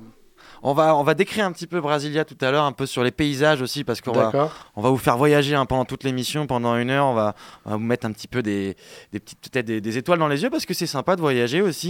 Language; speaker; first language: French; native; French